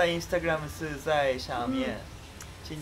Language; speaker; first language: Chinese; non-native, fluent; Japanese